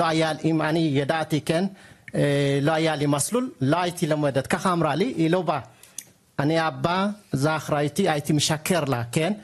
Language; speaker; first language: Hebrew; non-native, learner; Tigrinya